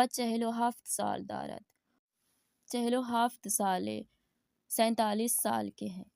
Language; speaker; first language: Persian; non-native, fluent; Urdu